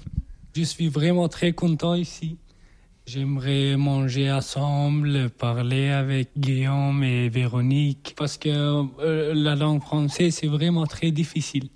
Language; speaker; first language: French; non-native, learner; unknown